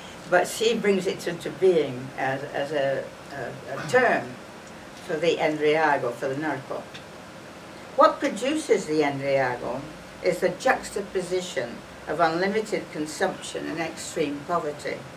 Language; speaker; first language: English; native; English